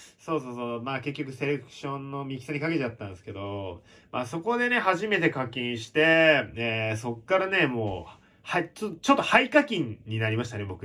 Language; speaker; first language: Japanese; native; Japanese